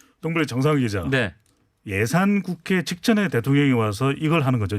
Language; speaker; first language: Korean; native; Korean